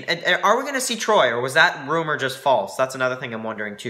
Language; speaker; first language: English; native; English